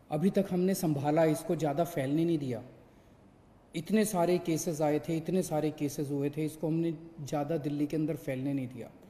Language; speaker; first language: Hindi; native; Hindi